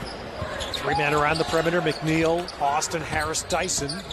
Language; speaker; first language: English; native; English